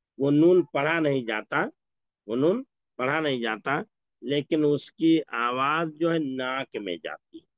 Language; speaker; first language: Urdu; native; Urdu